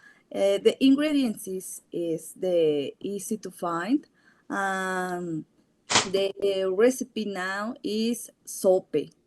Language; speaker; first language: English; non-native, learner; Spanish